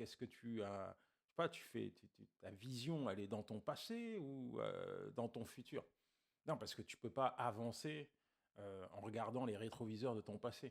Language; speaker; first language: French; native; French